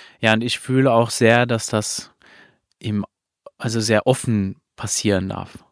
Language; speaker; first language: German; non-native, fluent; Luxembourgish